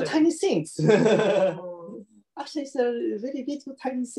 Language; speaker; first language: English; non-native, learner; Japanese